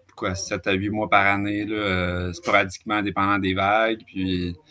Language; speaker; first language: French; native; French